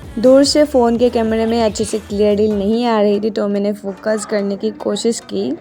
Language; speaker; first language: Hindi; non-native, local second language; Assamese